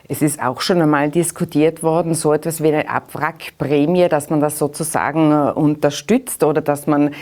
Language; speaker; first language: German; native; German